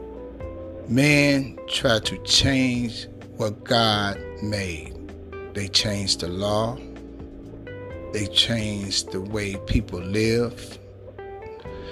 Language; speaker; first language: English; native; English